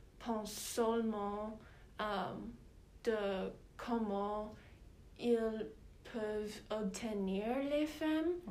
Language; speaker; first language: French; non-native, learner; English